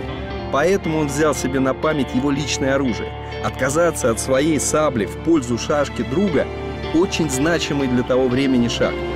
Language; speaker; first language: Russian; native; Russian